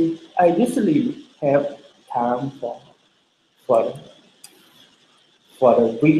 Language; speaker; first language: English; non-native, learner; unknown